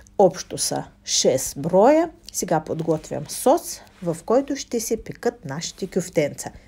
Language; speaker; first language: Bulgarian; non-native, fluent; Russian